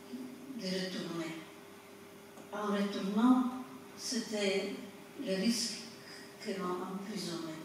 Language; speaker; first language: French; non-native, fluent; Polish